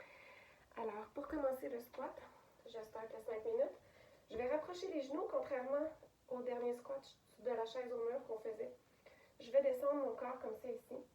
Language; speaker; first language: French; native; French